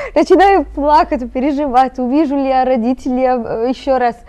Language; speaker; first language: Russian; non-native, fluent; Italian